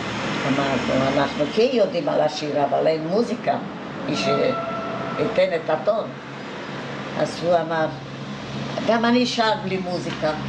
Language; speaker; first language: Hebrew; non-native, fluent; Hungarian